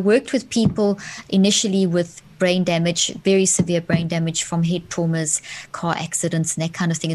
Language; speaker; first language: English; native; English